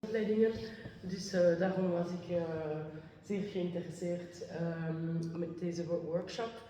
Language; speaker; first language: Dutch; non-native, local second language; French